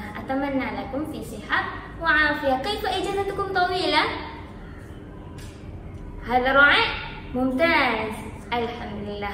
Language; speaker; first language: Arabic; non-native, learner; Malay